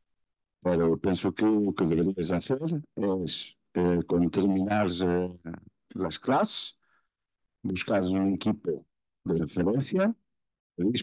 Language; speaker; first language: Spanish; non-native, fluent; Portuguese